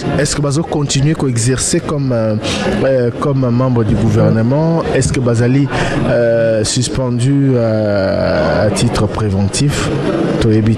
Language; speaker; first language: French; non-native, local second language; Lingala